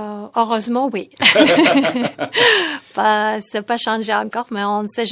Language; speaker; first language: French; non-native, fluent; Tajik